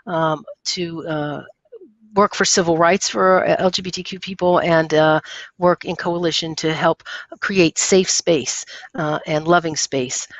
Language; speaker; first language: English; native; English